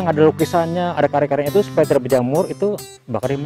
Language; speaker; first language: Indonesian; native; Indonesian